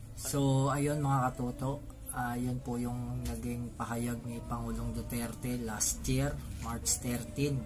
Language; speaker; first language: Filipino; native; Filipino